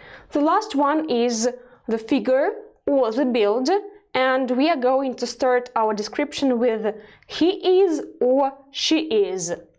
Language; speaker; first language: English; non-native, fluent; Russian